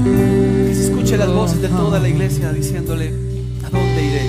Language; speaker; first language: Spanish; native; Spanish